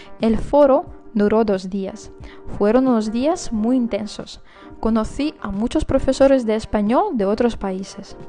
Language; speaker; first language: Spanish; non-native, fluent; Russian